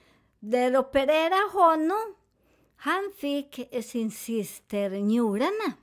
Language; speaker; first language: Swedish; non-native, fluent; Spanish